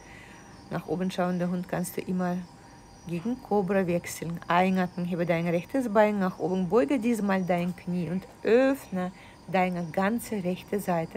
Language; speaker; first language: German; non-native, fluent; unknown